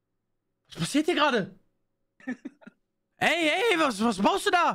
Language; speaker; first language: German; native; German